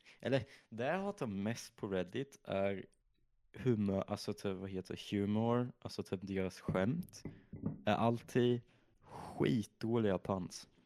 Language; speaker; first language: Swedish; early bilingual, other home language; German